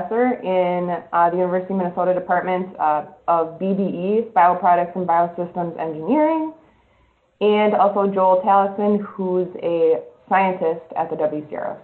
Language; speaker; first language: English; native; English